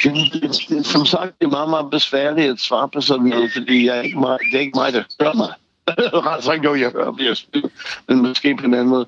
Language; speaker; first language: Danish; non-native, fluent; English